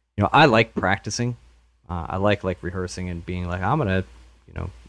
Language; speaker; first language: English; native; English